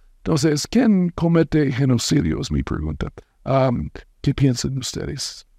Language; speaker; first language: Spanish; non-native, fluent; English